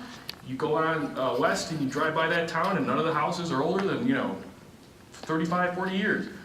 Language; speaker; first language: English; native; English